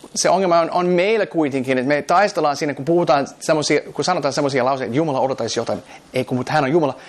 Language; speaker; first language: Finnish; non-native, fluent; English